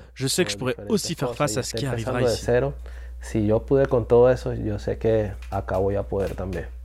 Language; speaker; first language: French; non-native, fluent; Spanish